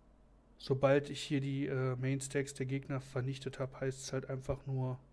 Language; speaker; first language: German; native; German